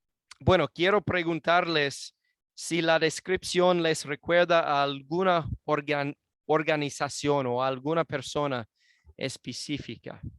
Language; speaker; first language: Spanish; non-native, fluent; English